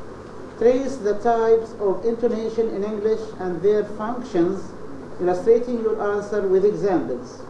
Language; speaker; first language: English; non-native, fluent; Arabic